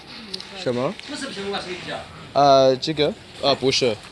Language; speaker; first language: Chinese; non-native, learner; English